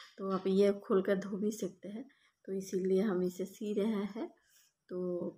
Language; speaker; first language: Hindi; non-native, local second language; Bangla